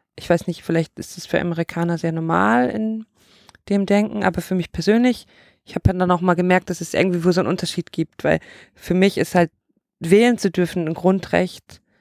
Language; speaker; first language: German; native; German